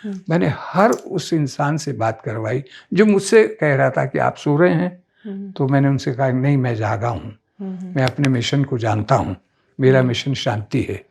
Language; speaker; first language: Hindi; native; Hindi